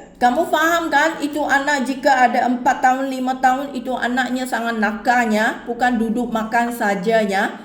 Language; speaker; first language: Malay; non-native, local second language; Chinese